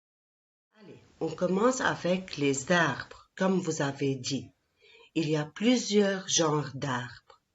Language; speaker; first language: French; non-native, local second language; Arabic